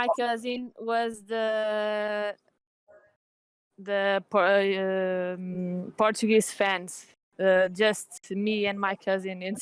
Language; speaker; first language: English; non-native, learner; Portuguese